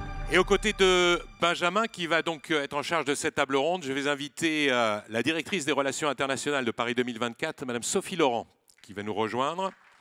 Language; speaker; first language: French; native; French